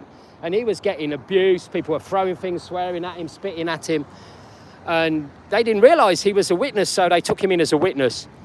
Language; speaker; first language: English; native; English